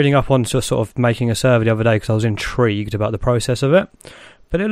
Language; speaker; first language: English; native; English